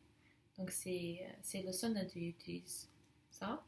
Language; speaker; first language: French; non-native, learner; English